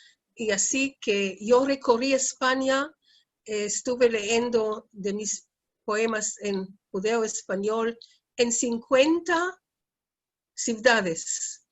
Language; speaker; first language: Spanish; early bilingual, heritage; Spanish